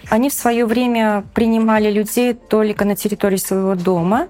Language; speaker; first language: Russian; native; Russian